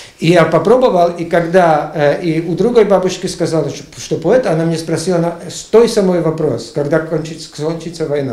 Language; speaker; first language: Russian; non-native, learner; Czech